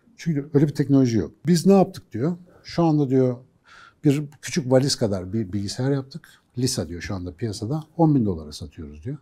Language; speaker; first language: Turkish; native; Turkish